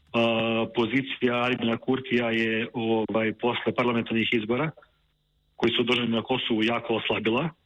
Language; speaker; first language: Serbian; native; Serbian